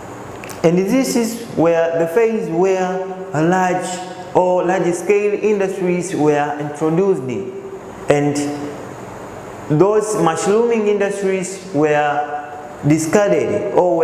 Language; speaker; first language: English; non-native, local second language; Swahili